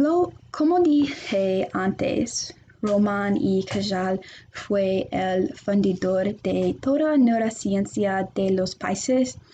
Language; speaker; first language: Spanish; non-native, learner; English